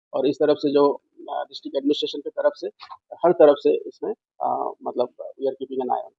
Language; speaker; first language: Hindi; non-native, local second language; Assamese